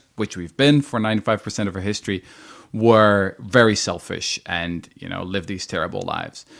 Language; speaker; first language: English; non-native, fluent; Dutch